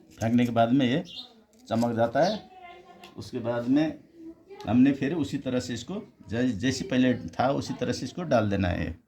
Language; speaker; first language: Hindi; non-native, fluent; Nepali